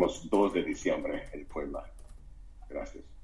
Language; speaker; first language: Spanish; non-native, fluent; Portuguese